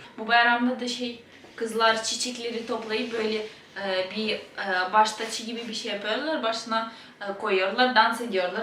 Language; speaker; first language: Turkish; non-native, fluent; Ukrainian